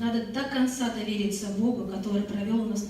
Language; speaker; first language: Russian; native; Russian